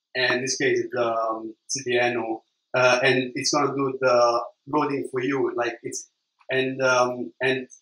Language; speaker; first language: English; non-native, fluent; Italian